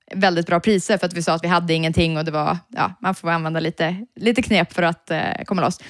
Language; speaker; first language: Swedish; native; Swedish